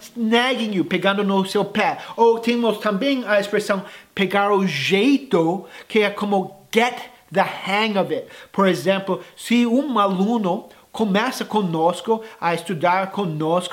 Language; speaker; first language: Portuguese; non-native, fluent; English